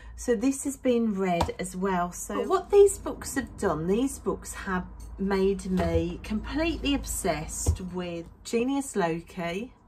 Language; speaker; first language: English; native; English